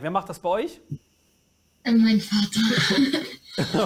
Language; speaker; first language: German; native; German